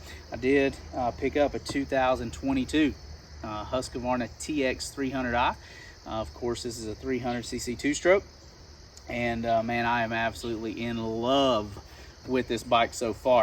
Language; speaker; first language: English; native; English